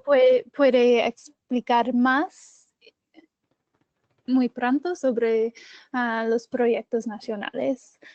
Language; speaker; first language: Spanish; non-native, learner; English